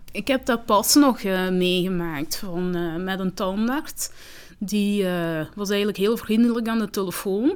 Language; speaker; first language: Dutch; early bilingual, other home language; Kinyarwanda